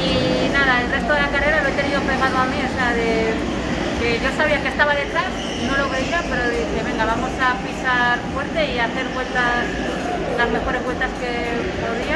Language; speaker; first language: Spanish; native; Spanish